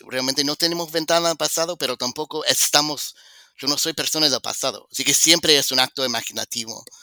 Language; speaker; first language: Spanish; non-native, fluent; English